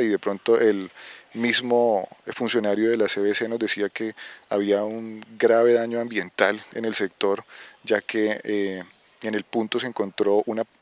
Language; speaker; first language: Spanish; native; Spanish